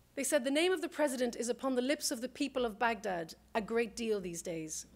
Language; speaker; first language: English; native; English